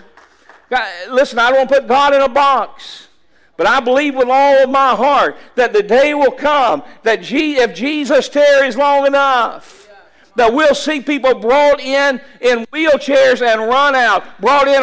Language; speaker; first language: English; native; English